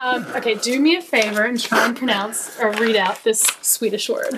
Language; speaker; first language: English; native; English